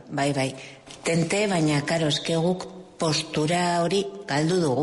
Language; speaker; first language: Basque; non-native, local second language; Spanish